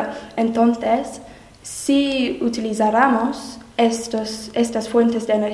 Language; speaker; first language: Spanish; non-native, learner; English